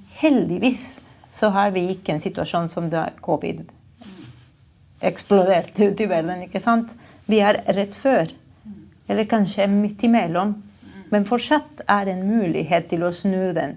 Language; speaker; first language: Norwegian; non-native, fluent; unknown